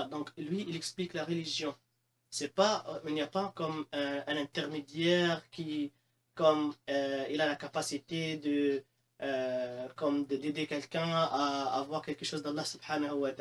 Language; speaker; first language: French; non-native, local second language; Arabic